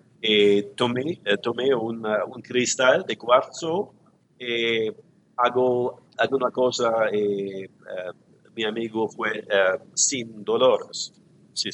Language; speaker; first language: Spanish; non-native, learner; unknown